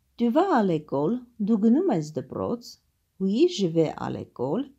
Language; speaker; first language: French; non-native, fluent; Armenian